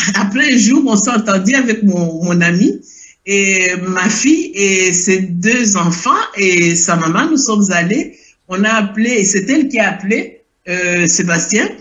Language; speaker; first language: French; non-native, local second language; Lingala